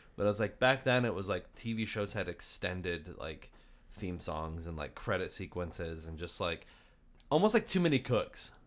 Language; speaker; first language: English; native; English